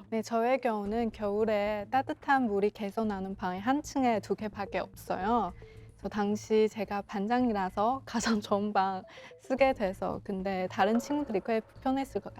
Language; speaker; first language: Korean; non-native, local second language; Chinese